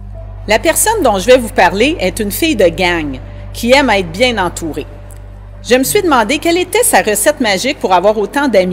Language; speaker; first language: French; native; French